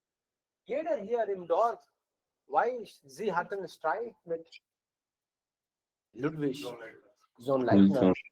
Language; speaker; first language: German; non-native, fluent; Hindi